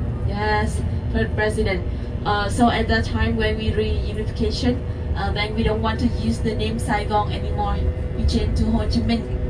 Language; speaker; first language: English; non-native, learner; Vietnamese